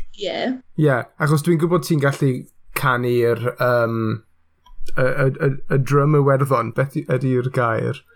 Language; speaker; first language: Welsh; non-native, local second language; English